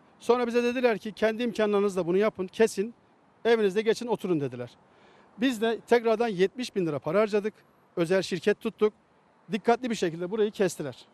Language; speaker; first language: Turkish; native; Turkish